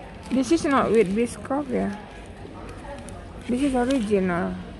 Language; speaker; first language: English; non-native, learner; Indonesian